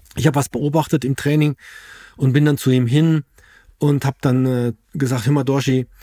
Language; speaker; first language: German; native; German